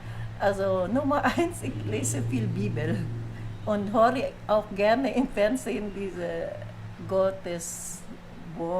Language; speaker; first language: German; non-native, fluent; Filipino